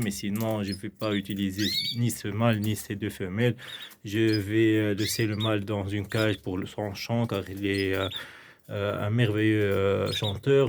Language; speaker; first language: French; non-native, fluent; Arabic